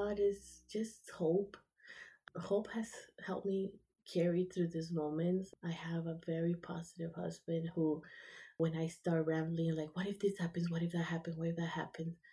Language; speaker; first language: English; early bilingual, other home language; Spanish